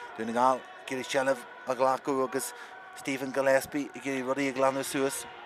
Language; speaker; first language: Irish; native; Irish